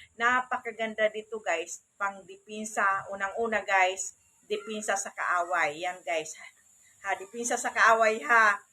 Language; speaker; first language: Filipino; native; Filipino